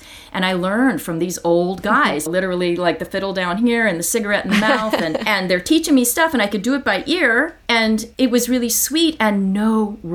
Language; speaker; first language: English; native; English